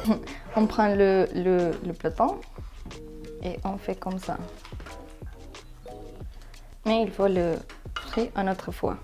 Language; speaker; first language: French; non-native, fluent; Spanish